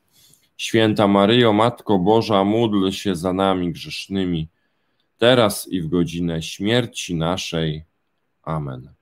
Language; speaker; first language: Polish; native; Polish